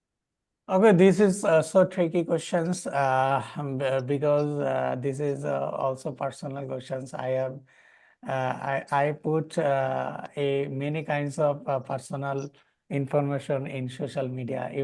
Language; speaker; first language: English; non-native, learner; Bangla